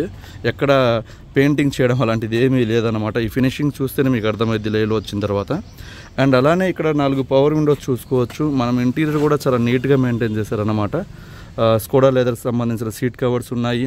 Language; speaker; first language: Telugu; native; Telugu